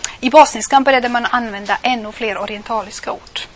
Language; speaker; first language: Swedish; non-native, fluent; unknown